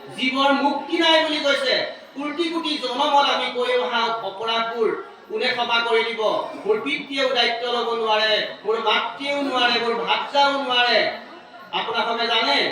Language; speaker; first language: Assamese; native; Assamese